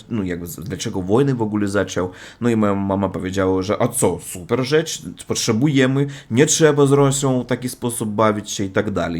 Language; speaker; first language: Polish; non-native, learner; Russian